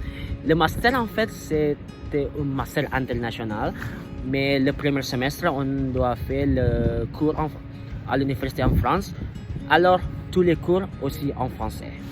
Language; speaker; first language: French; non-native, learner; Indonesian